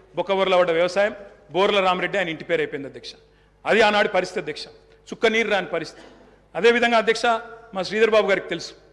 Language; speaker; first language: Telugu; native; Telugu